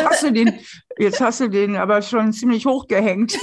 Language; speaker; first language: German; native; German